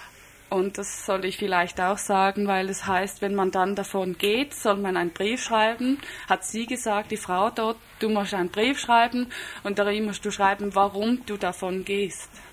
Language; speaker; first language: German; non-native, fluent; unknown